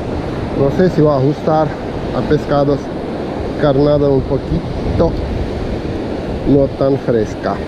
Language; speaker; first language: Spanish; non-native, fluent; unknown